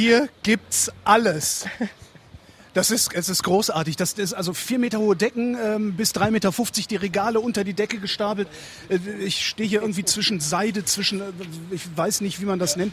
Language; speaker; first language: German; native; German